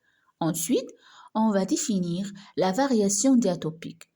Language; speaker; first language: French; non-native, local second language; Arabic